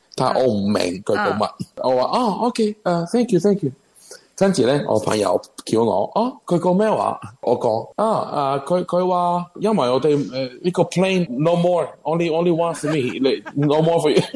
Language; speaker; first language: Cantonese; non-native, learner; Spanish